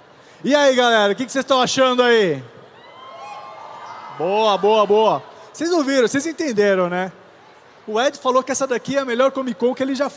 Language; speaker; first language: Portuguese; native; Portuguese